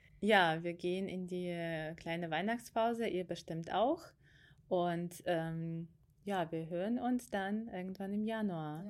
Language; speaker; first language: German; non-native, fluent; Ukrainian